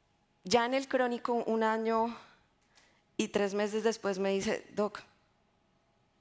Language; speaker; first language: Spanish; native; Spanish